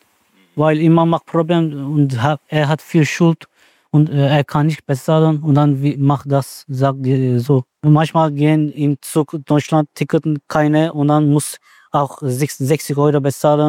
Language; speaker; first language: German; non-native, learner; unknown